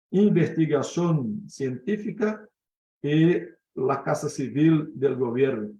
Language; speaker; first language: Spanish; non-native, fluent; Portuguese